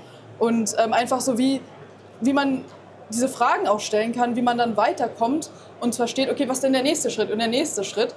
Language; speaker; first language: German; native; German